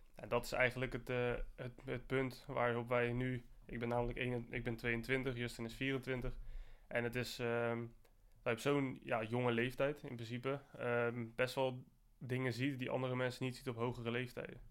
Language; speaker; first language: Dutch; native; Dutch